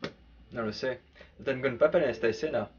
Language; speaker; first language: Spanish; non-native, learner; French